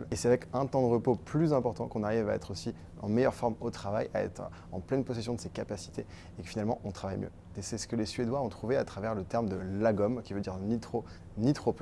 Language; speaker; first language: French; native; French